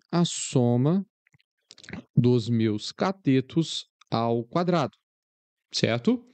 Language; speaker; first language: Portuguese; native; Portuguese